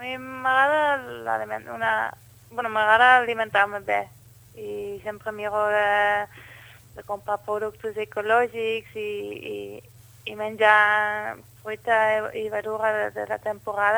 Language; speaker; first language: Catalan; non-native, fluent; Dutch